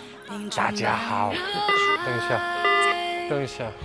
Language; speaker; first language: Chinese; non-native, fluent; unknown